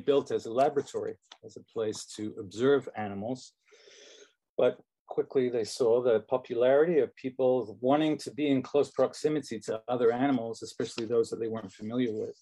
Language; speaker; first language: English; native; English